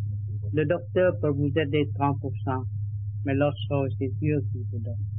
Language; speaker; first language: French; non-native, learner; Vietnamese